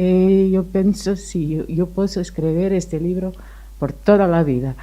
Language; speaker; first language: Spanish; non-native, fluent; Portuguese